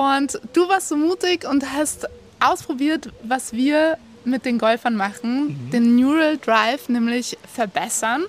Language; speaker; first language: German; native; German